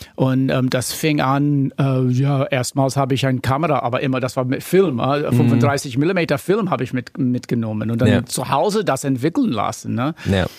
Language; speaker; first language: German; non-native, fluent; English